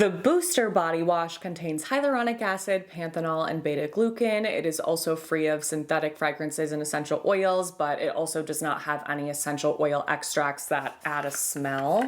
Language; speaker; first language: English; native; English